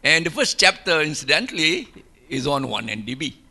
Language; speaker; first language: English; non-native, local second language; Malay